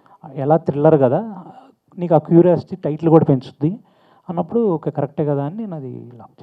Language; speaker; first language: Telugu; native; Telugu